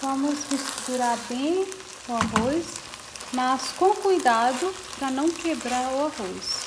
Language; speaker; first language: Portuguese; non-native, fluent; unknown